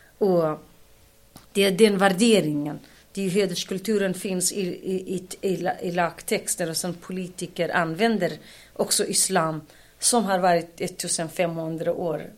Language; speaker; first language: Swedish; non-native, fluent; Kurdish